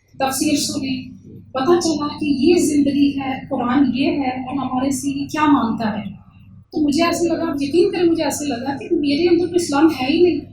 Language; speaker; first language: Urdu; early bilingual, heritage; Urdu